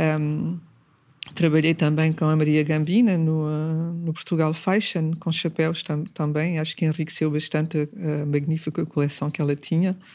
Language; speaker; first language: Portuguese; early bilingual, heritage; Portuguese